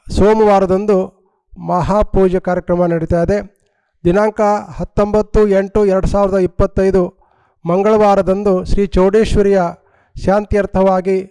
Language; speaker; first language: Kannada; native; Kannada